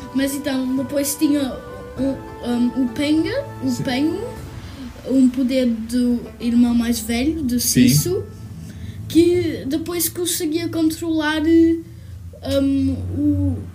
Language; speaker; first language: Portuguese; early bilingual, heritage; Portuguese